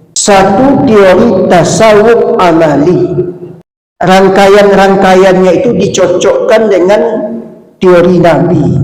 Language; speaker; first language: Malay; non-native, local second language; Minangkabau